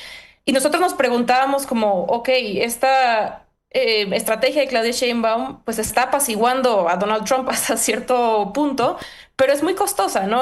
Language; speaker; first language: Spanish; native; Spanish